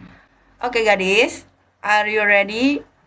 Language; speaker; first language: English; non-native, learner; Indonesian